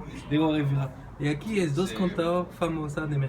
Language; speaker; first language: Spanish; non-native, learner; French